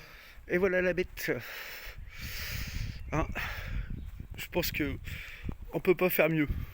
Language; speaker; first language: French; native; French